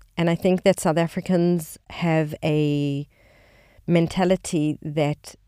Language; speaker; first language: English; native; English